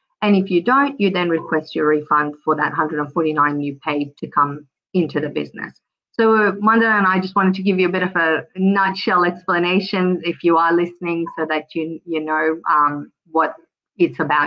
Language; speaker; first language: English; early bilingual, other home language; Persian